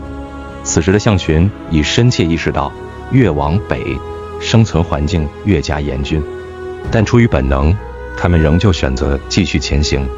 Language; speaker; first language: Chinese; native; Chinese